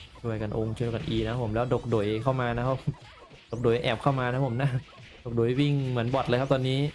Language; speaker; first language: Thai; native; Thai